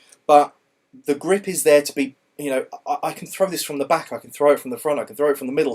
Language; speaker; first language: English; native; English